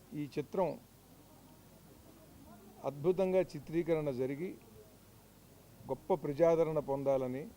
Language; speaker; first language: Telugu; native; Telugu